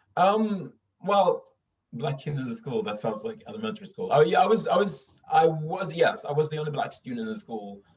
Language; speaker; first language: English; non-native, fluent; Swedish